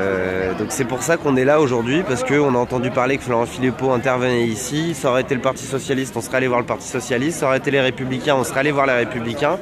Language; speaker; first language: French; native; French